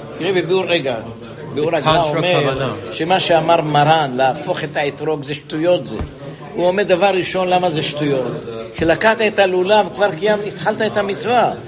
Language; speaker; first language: Hebrew; native; Hebrew